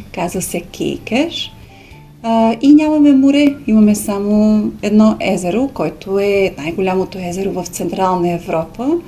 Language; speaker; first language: Bulgarian; early bilingual, heritage; Hungarian